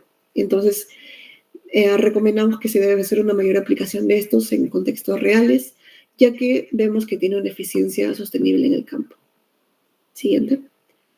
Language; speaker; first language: Spanish; native; Spanish